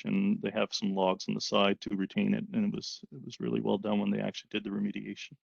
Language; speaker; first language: English; native; English